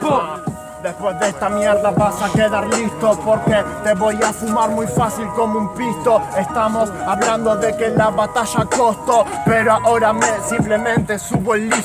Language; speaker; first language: Spanish; native; Spanish